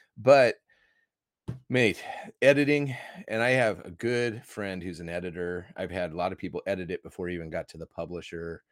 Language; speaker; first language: English; native; English